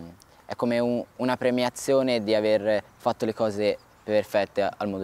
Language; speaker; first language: Italian; native; Italian